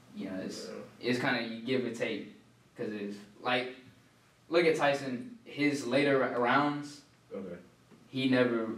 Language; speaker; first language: English; early bilingual, other home language; Filipino